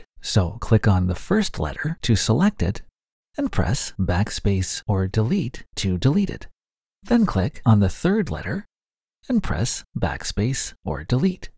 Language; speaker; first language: English; native; English